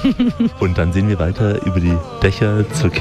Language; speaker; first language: German; native; German